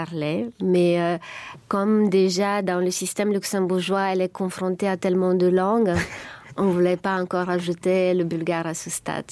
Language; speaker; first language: French; non-native, fluent; Bulgarian